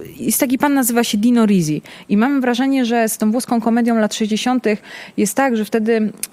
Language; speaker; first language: Polish; early bilingual, other home language; Italian